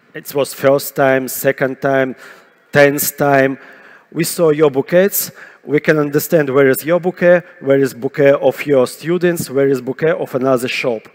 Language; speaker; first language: English; non-native, fluent; Russian